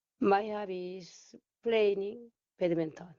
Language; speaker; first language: English; non-native, learner; Korean